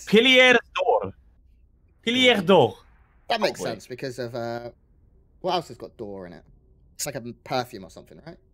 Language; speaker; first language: English; native; English